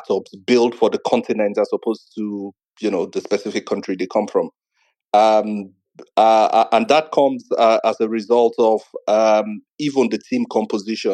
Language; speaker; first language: English; non-native, local second language; Igbo